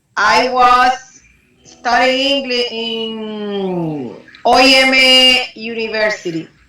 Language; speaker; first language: English; non-native, learner; Spanish